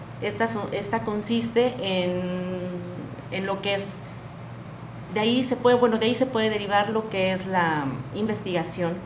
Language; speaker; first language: Spanish; native; Spanish